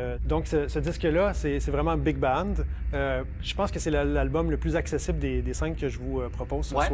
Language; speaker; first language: French; native; French